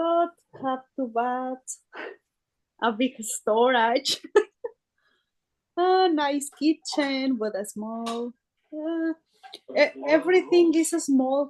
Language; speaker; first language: English; non-native, learner; Spanish